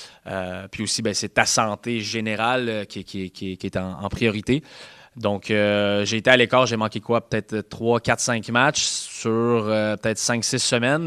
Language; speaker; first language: French; native; French